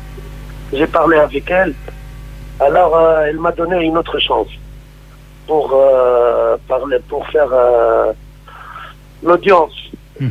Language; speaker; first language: French; non-native, local second language; Arabic